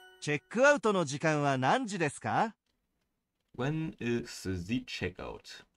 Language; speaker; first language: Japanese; non-native, learner; English